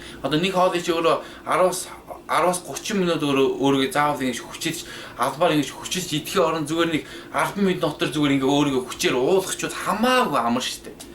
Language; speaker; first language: Mongolian; early bilingual, heritage; Mongolian